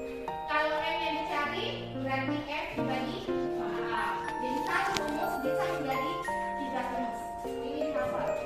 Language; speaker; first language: Indonesian; native; Indonesian